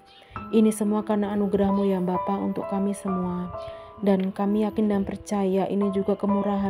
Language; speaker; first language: Indonesian; native; Indonesian